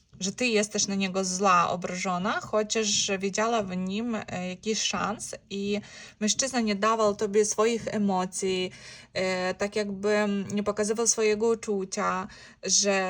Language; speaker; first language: Polish; non-native, learner; Ukrainian